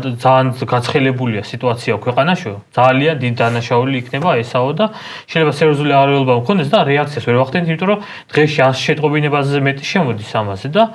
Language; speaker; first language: Georgian; non-native, local second language; Armenian